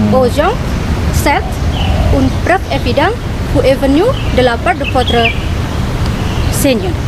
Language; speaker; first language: French; non-native, fluent; Indonesian